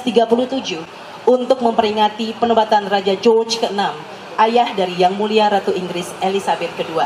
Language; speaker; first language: Indonesian; native; Indonesian